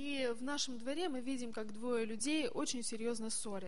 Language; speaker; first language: Russian; native; Russian